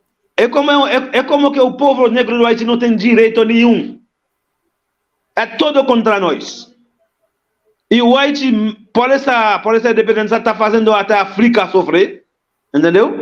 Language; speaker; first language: Portuguese; non-native, fluent; Haitian Creole